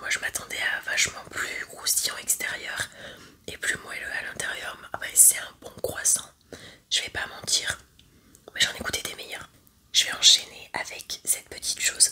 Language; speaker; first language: French; native; French